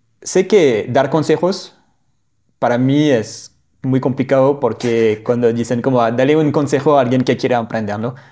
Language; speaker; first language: Spanish; non-native, fluent; French